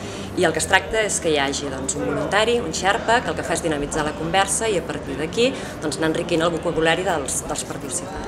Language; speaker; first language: Catalan; native; Catalan